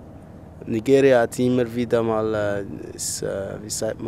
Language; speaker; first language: German; early bilingual, other home language; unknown